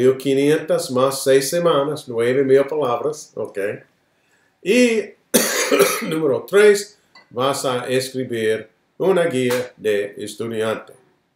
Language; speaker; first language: Spanish; non-native, fluent; English